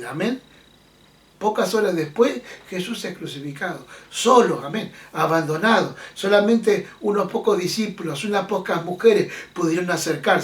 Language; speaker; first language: Spanish; native; Spanish